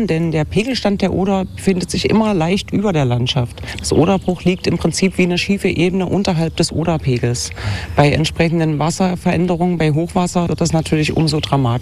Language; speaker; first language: German; native; German